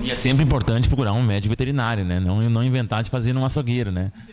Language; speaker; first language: Portuguese; native; Portuguese